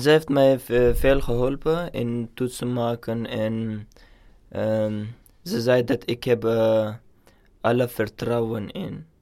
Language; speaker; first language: Dutch; non-native, learner; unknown